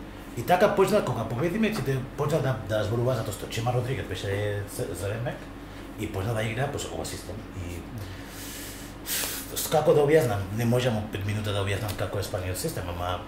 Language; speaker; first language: Macedonian; non-native, learner; Spanish